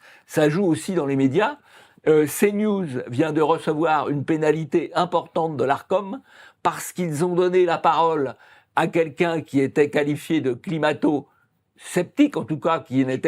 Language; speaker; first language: French; native; French